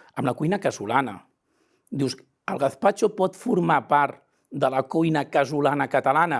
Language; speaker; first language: Catalan; native; Catalan